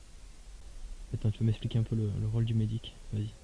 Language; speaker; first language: French; native; French